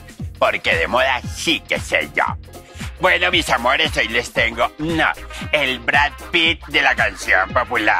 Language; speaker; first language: Spanish; native; Spanish